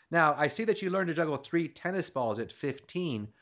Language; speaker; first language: English; native; English